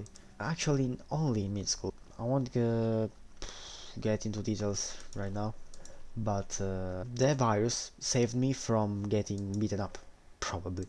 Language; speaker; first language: English; non-native, fluent; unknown